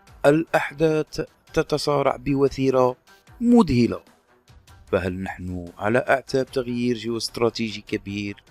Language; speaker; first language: Arabic; native; Arabic